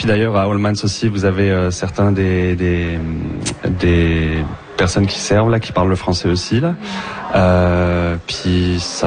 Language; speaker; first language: French; native; French